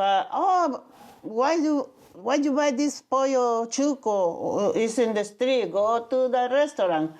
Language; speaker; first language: English; non-native, learner; Spanish